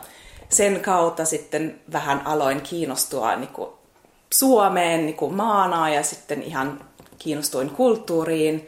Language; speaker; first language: Finnish; non-native, fluent; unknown